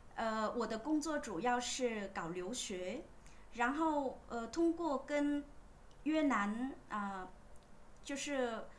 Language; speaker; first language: Chinese; non-native, fluent; Vietnamese